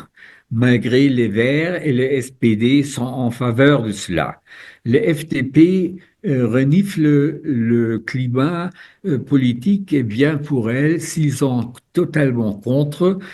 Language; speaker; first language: French; non-native, fluent; German